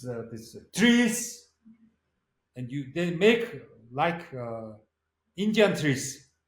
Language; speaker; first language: English; non-native, learner; Mongolian